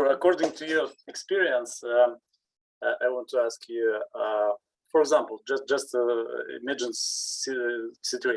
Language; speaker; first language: English; non-native, learner; Russian